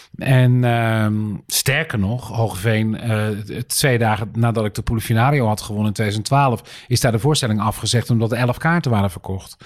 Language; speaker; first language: Dutch; native; Dutch